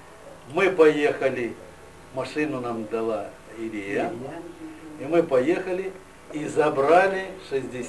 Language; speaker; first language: Russian; native; Russian